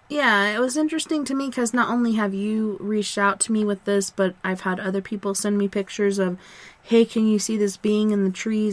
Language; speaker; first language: English; native; English